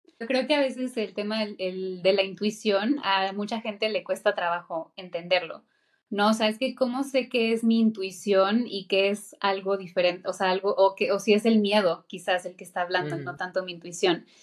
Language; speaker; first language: Spanish; native; Spanish